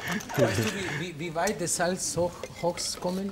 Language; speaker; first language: German; non-native, fluent; Spanish